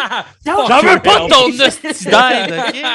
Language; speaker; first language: French; native; French